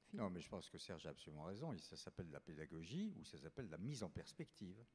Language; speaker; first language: French; native; French